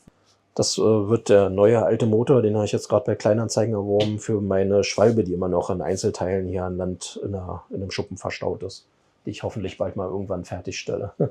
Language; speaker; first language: German; native; German